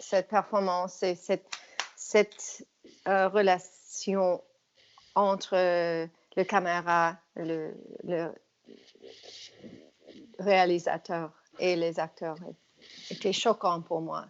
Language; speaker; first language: French; non-native, fluent; English